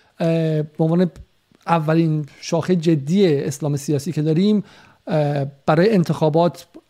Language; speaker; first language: Persian; native; Persian